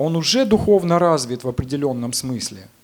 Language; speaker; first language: Russian; native; Russian